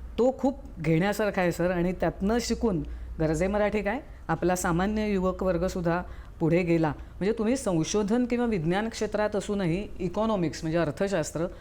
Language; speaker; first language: Marathi; native; Marathi